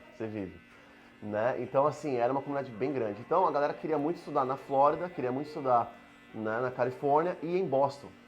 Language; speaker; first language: Portuguese; native; Portuguese